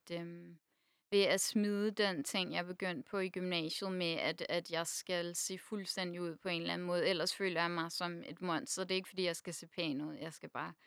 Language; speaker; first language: Danish; native; Danish